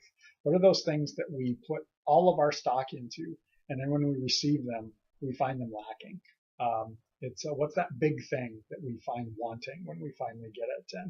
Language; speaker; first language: English; native; English